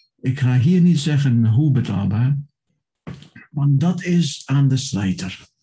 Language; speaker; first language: Dutch; non-native, fluent; English